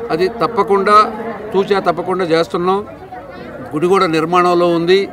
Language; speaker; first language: Telugu; native; Telugu